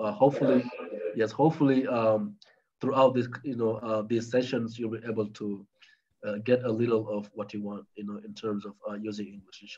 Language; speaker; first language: English; non-native, fluent; French